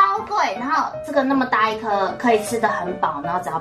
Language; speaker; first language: Chinese; native; Chinese